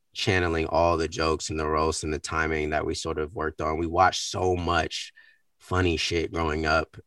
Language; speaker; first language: English; native; English